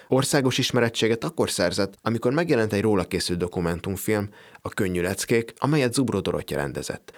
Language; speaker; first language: Hungarian; native; Hungarian